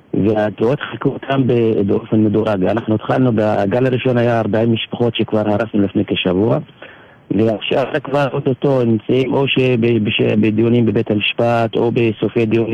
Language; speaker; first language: Hebrew; native; Hebrew